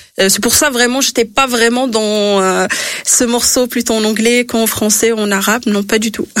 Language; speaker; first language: French; non-native, local second language; Arabic